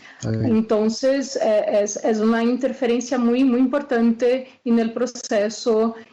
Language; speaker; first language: Spanish; non-native, fluent; Portuguese